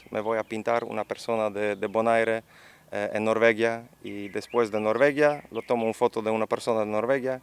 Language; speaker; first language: Spanish; non-native, fluent; Dutch